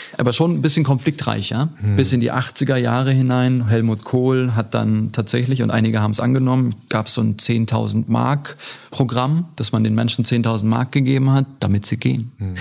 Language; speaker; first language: German; early bilingual, other home language; Turkish